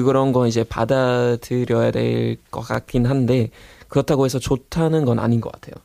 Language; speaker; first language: Korean; non-native, fluent; German